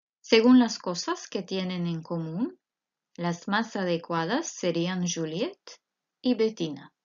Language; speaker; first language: Spanish; non-native, fluent; Croatian